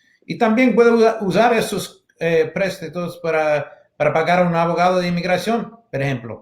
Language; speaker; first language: Spanish; non-native, learner; English